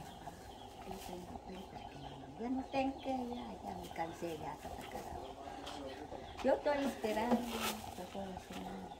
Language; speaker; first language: Spanish; non-native, local second language; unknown